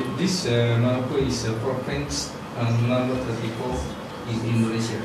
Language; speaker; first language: English; non-native, learner; Indonesian